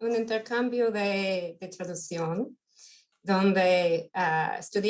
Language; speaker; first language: Spanish; non-native, fluent; English